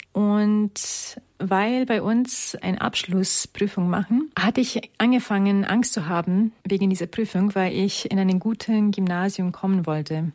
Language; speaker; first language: German; non-native, fluent; Romanian